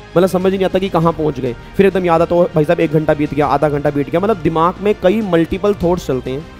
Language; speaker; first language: Hindi; native; Hindi